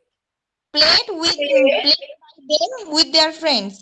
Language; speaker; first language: English; non-native, learner; Bangla